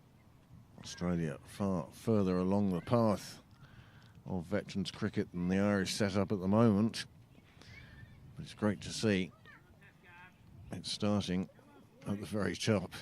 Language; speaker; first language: English; native; English